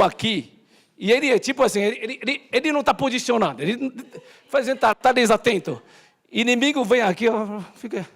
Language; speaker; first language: Portuguese; native; Portuguese